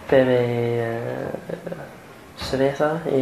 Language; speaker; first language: Spanish; non-native, learner; English